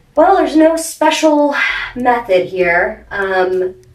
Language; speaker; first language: English; native; English